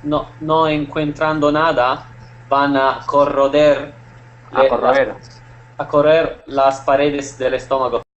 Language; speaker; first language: Spanish; non-native, learner; Italian